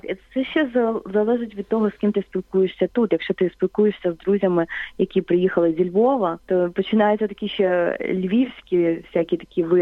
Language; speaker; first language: Ukrainian; native; Ukrainian